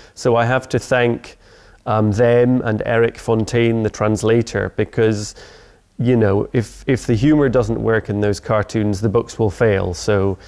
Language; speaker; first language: English; native; English